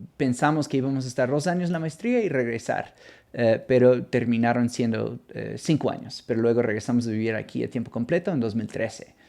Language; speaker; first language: Spanish; non-native, fluent; English